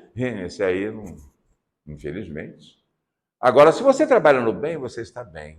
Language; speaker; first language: Portuguese; native; Portuguese